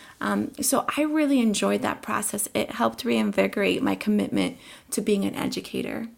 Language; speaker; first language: English; early bilingual, other home language; Spanish